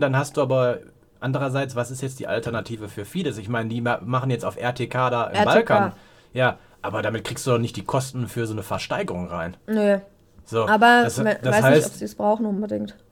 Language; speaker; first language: German; native; German